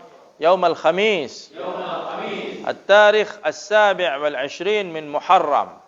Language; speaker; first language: Arabic; non-native, fluent; Indonesian